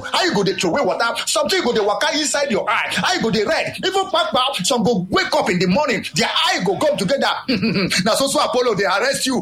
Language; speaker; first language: Nigerian Pidgin; native; Nigerian Pidgin